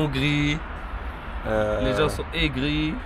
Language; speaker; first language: French; native; French